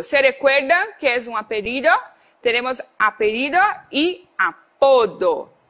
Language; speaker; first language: Spanish; non-native, fluent; Portuguese